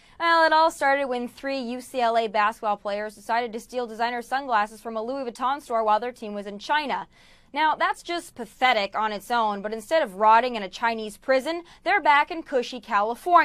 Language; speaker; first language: English; native; English